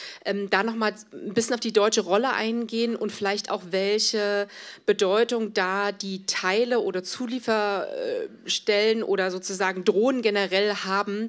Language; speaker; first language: German; native; German